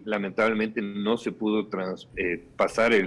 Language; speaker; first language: Spanish; native; Spanish